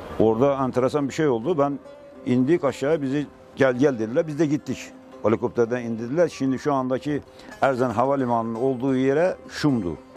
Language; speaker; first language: Turkish; native; Turkish